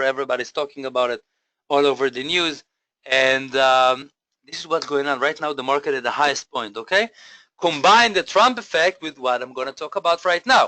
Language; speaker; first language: English; non-native, fluent; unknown